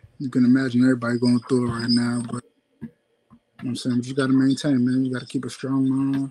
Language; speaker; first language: English; native; English